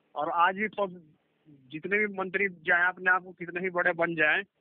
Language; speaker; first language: Hindi; native; Hindi